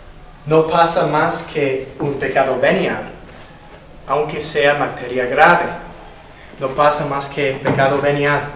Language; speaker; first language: Spanish; non-native, fluent; English